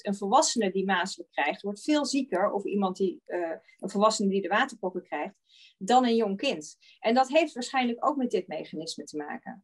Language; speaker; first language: Dutch; native; Dutch